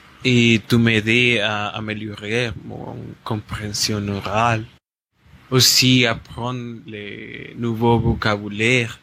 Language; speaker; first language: French; non-native, learner; Spanish